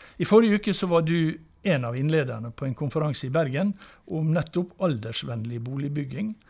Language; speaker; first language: Norwegian; native; Norwegian